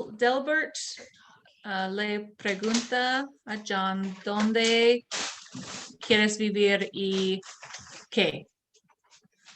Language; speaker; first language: Spanish; non-native, learner; English